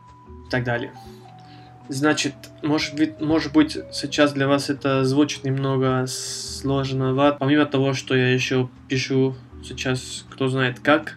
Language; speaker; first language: Russian; non-native, fluent; Spanish